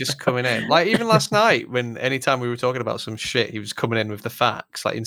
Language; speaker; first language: English; native; English